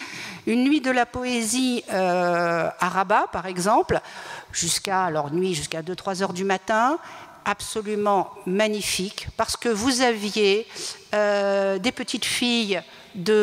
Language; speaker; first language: French; native; French